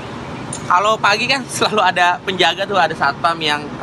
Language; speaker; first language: Indonesian; native; Indonesian